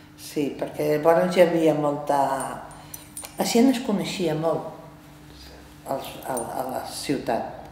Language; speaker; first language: Catalan; native; Catalan